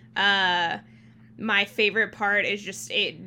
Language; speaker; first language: English; early bilingual, other home language; Thai